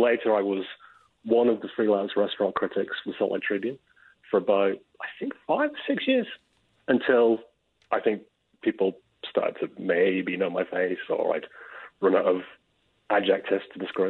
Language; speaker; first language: English; native; English